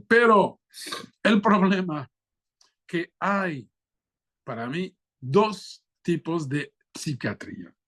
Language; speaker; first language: Spanish; non-native, fluent; French